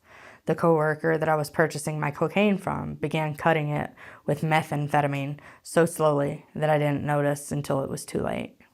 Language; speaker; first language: English; native; English